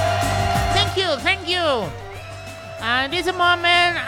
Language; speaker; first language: English; non-native, learner; Spanish